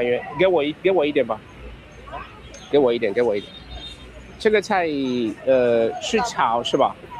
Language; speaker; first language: Chinese; non-native, learner; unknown